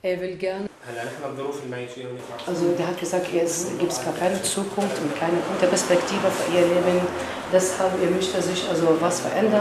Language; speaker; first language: German; non-native, learner; Arabic